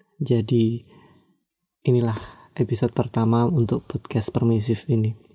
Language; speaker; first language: Indonesian; non-native, local second language; Javanese